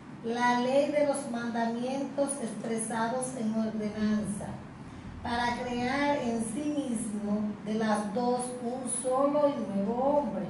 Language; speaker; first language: Spanish; native; Spanish